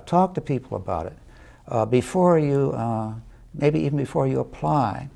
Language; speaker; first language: English; native; English